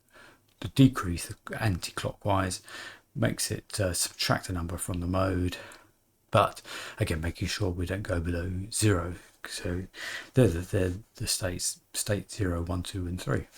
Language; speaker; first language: English; native; English